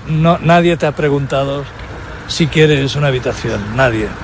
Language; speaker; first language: Spanish; native; Spanish